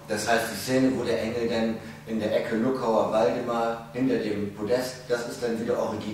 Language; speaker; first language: German; native; German